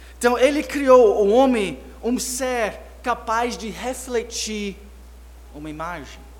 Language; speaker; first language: Portuguese; non-native, fluent; English